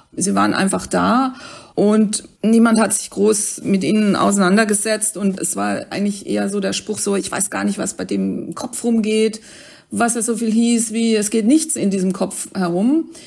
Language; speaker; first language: German; native; German